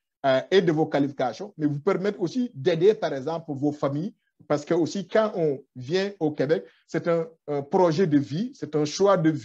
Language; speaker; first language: French; non-native, local second language; Wolof